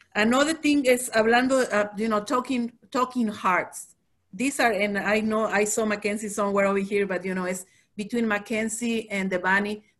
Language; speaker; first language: English; non-native, fluent; Spanish